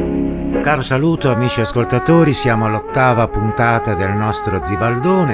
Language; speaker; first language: Italian; native; Italian